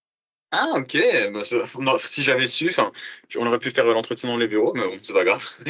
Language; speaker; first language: French; native; French